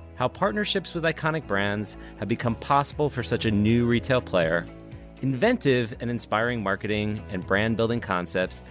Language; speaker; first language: English; native; English